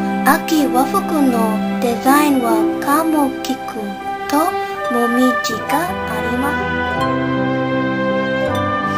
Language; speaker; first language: Japanese; non-native, learner; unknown